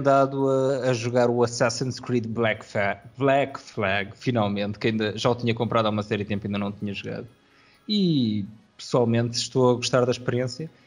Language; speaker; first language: Portuguese; native; Portuguese